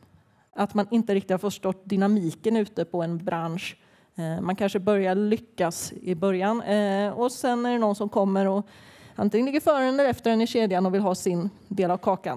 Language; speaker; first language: Swedish; native; Swedish